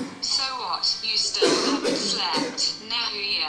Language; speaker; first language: English; non-native, learner; Russian